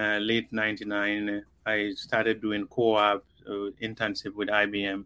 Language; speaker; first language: English; non-native, local second language; Mandingo